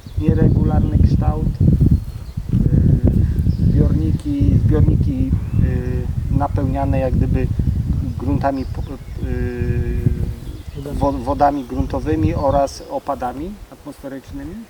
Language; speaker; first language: Polish; native; Polish